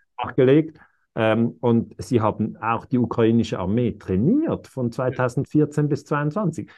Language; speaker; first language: German; non-native, local second language; Italian